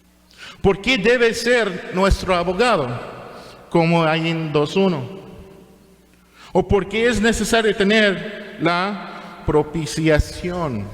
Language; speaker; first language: Spanish; non-native, fluent; English